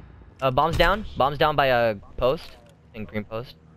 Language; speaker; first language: English; native; English